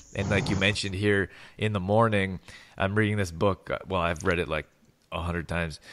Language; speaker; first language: English; native; English